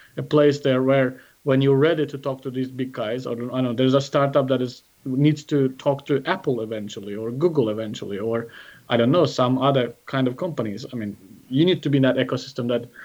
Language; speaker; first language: English; non-native, fluent; Azerbaijani